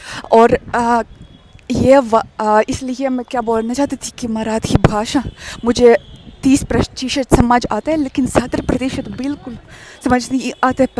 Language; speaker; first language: Hindi; non-native, learner; Russian